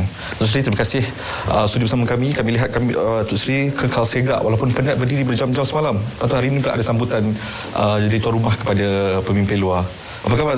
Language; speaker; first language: Malay; native; Malay